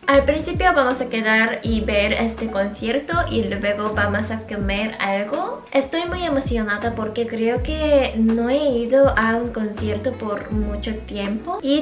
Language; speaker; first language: Spanish; non-native, local second language; Korean